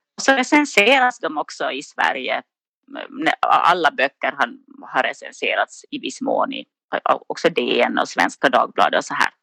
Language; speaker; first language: Swedish; native; Swedish